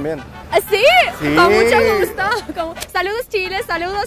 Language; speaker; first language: Spanish; non-native, learner; Russian